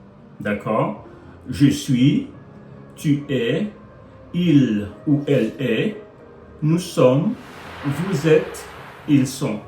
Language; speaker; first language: French; non-native, local second language; Haitian Creole